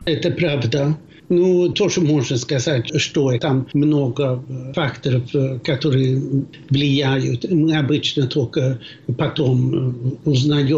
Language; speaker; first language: Russian; non-native, fluent; Swedish